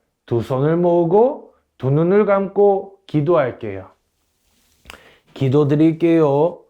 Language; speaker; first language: Korean; native; Korean